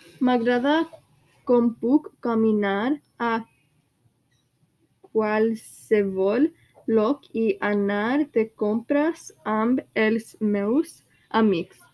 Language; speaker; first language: Catalan; non-native, learner; English